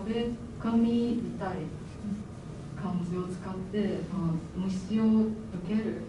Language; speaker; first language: Japanese; non-native, fluent; Chinese